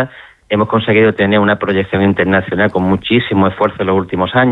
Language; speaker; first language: Spanish; native; Spanish